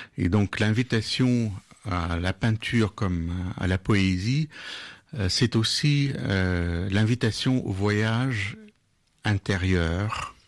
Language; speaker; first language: French; non-native, local second language; Arabic